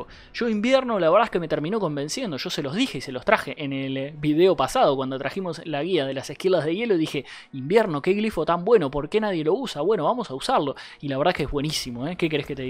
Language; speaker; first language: Spanish; native; Spanish